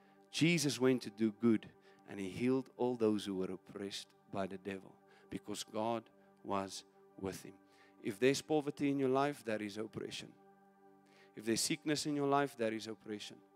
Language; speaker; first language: English; non-native, local second language; Afrikaans